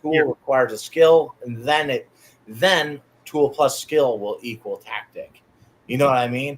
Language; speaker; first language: English; native; English